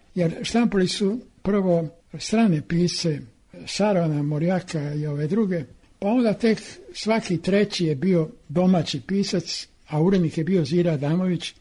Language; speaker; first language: Serbian; native; Serbian